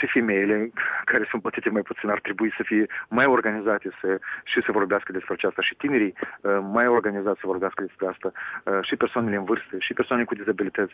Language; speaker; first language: Romanian; native; Romanian